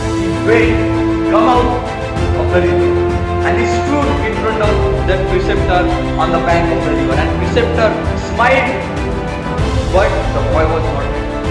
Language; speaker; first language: English; non-native, local second language; Marathi